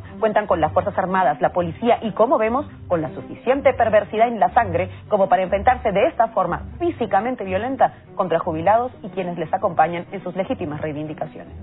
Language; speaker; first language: Spanish; native; Spanish